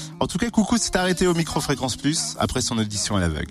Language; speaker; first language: French; native; French